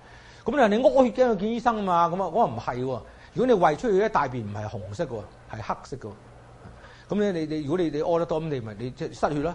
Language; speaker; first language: Chinese; native; Chinese